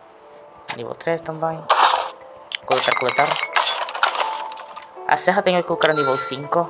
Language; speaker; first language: Portuguese; non-native, learner; Spanish